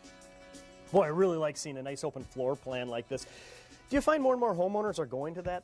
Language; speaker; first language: English; native; English